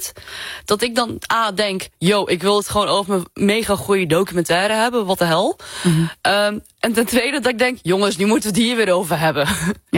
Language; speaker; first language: Dutch; non-native, local second language; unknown